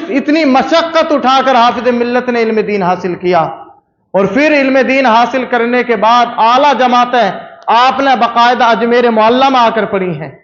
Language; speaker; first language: Urdu; native; Urdu